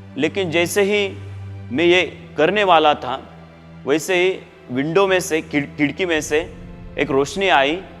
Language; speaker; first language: Hindi; non-native, local second language; Marathi